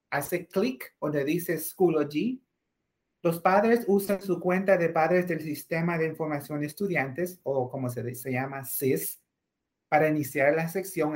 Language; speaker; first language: Spanish; native; Spanish